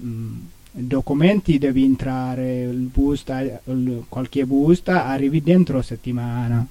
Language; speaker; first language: Italian; non-native, learner; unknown